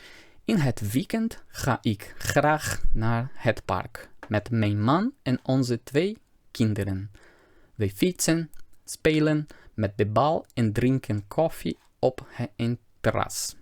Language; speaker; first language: Dutch; non-native, fluent; Portuguese